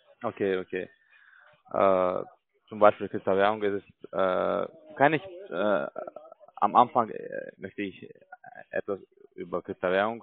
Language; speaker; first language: German; non-native, learner; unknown